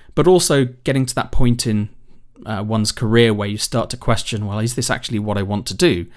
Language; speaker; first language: English; native; English